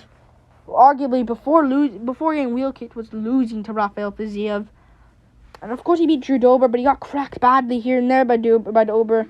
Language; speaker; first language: English; native; English